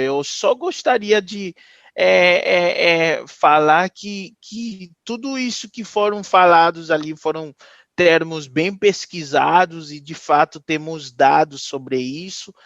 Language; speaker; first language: Portuguese; non-native, fluent; Haitian Creole